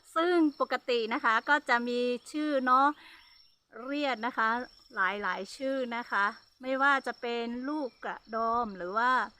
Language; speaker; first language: Thai; non-native, local second language; Hmong